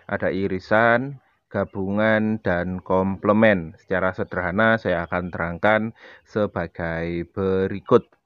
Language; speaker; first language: Indonesian; native; Indonesian